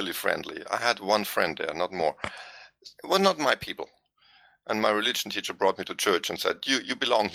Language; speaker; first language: English; non-native, fluent; German